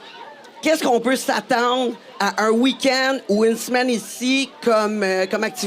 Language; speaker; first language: French; native; French